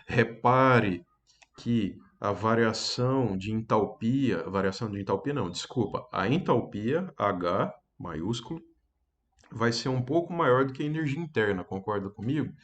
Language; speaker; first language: Portuguese; native; Portuguese